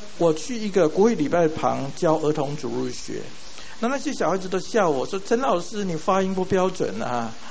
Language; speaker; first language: Chinese; non-native, local second language; Min Nan Chinese